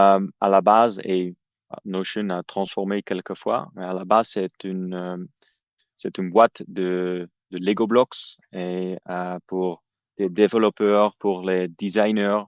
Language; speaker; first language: French; non-native, fluent; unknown